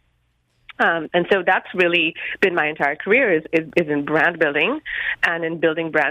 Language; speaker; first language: English; non-native, local second language; Hindi